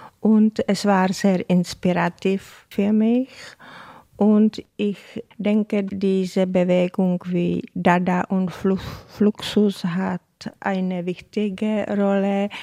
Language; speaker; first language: German; non-native, fluent; Czech